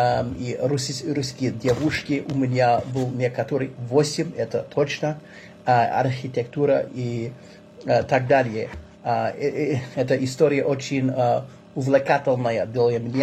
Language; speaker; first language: Russian; non-native, learner; English